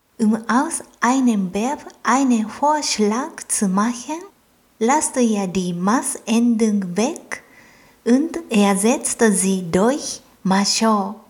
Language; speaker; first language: German; non-native, fluent; Japanese